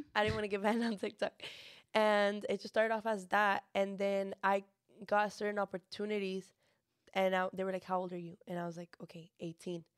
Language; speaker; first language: English; early bilingual, other home language; Spanish